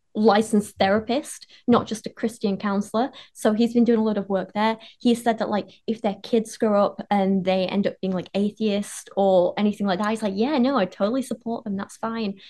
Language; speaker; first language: English; native; English